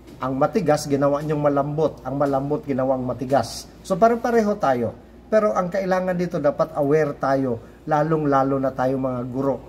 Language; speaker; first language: Filipino; non-native, local second language; Cebuano